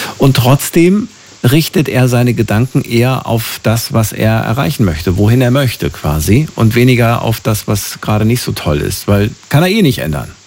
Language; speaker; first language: German; native; German